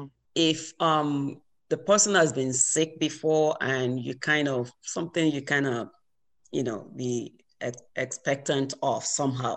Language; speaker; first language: English; non-native, local second language; Yoruba